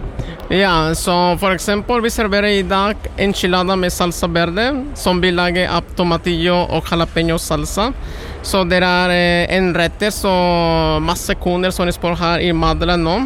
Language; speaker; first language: Norwegian; non-native, learner; Spanish